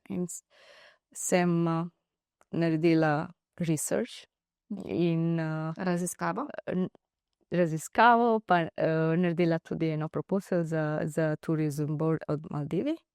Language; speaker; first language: Slovenian; non-native, learner; Divehi